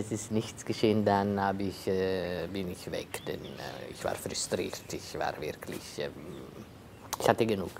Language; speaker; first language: German; non-native, local second language; Italian